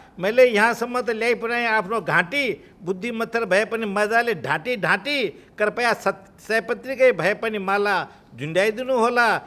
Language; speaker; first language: Nepali; non-native, local second language; Marwari